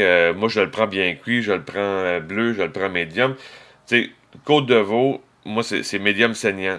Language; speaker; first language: French; native; French